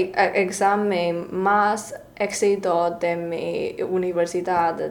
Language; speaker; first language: Spanish; non-native, learner; Chinese